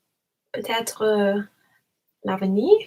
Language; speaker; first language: French; non-native, learner; English